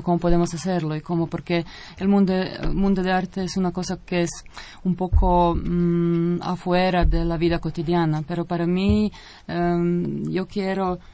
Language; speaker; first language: Spanish; non-native, fluent; Croatian